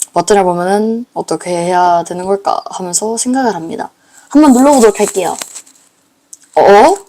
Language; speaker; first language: Korean; native; Korean